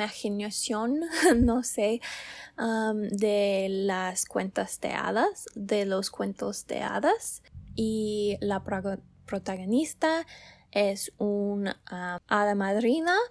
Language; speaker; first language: Spanish; non-native, learner; English